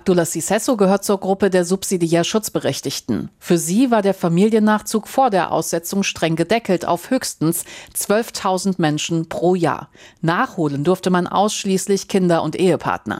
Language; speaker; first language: German; native; German